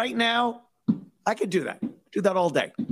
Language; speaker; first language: English; native; English